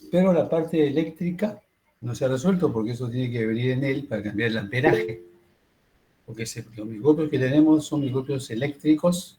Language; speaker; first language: Spanish; native; Spanish